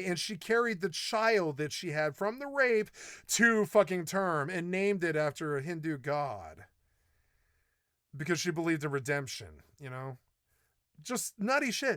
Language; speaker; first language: English; native; English